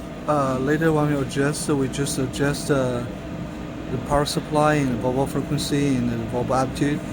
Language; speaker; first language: English; non-native, learner; Chinese